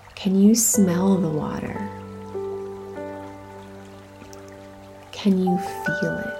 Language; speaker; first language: English; native; English